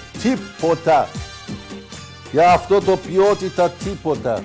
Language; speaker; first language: Greek; non-native, fluent; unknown